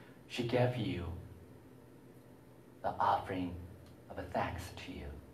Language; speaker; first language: English; non-native, learner; Korean